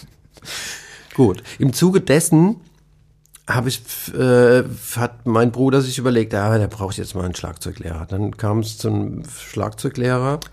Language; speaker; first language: German; native; German